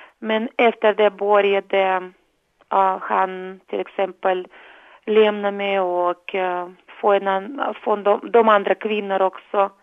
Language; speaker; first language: Swedish; non-native, fluent; Russian